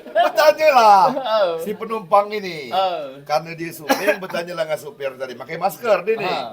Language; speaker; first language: Malay; native; Malay